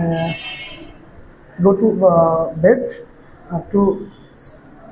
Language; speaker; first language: English; non-native, learner; Bangla